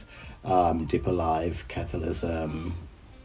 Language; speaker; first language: English; non-native, local second language; Yoruba